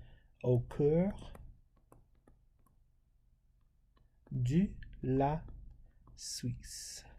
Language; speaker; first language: French; non-native, fluent; English